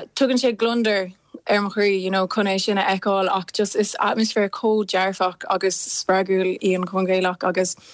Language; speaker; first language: Irish; non-native, local second language; English